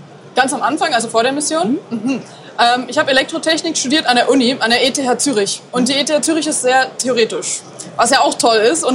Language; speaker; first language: German; native; German